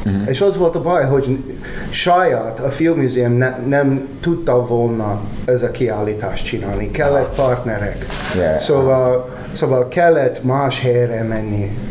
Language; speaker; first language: Hungarian; non-native, learner; English